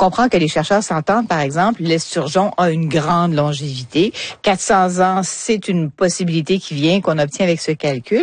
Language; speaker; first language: French; native; French